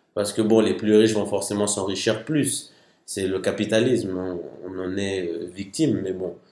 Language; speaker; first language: French; non-native, local second language; Bambara